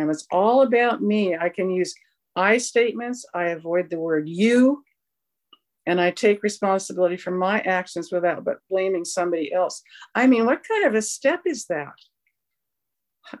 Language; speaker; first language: English; native; English